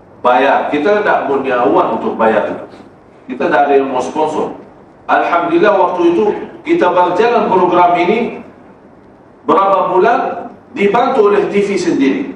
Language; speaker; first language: Malay; non-native, fluent; Arabic